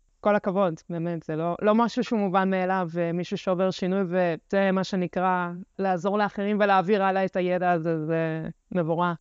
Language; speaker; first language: Hebrew; early bilingual, other home language; Russian